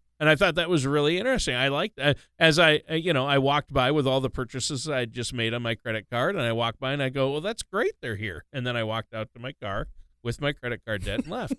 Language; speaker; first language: English; native; English